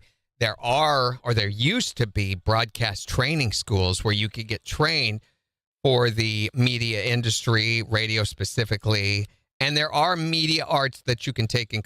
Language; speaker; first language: English; native; English